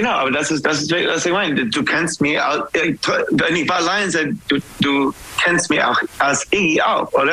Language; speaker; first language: German; non-native, fluent; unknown